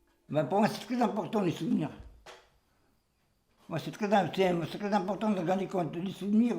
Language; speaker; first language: French; native; French